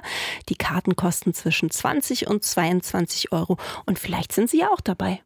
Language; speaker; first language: German; native; German